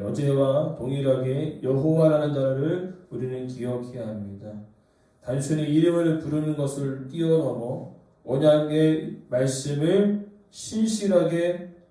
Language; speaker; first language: Korean; native; Korean